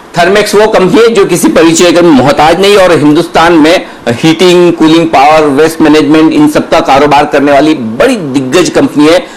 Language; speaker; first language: Hindi; native; Hindi